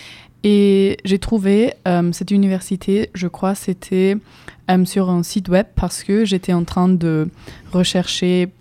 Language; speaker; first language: French; non-native, fluent; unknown